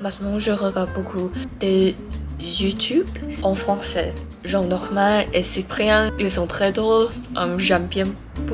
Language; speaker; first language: French; non-native, learner; Thai